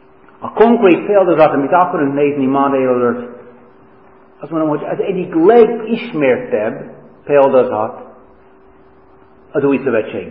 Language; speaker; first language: Hungarian; non-native, fluent; English